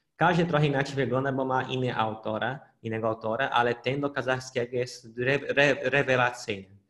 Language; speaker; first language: Polish; non-native, fluent; Portuguese